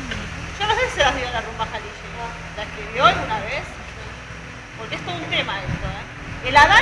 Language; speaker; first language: Spanish; native; Spanish